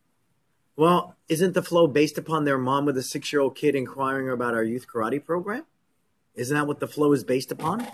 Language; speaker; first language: English; native; English